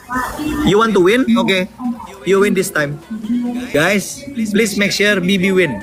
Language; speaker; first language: English; non-native, learner; Indonesian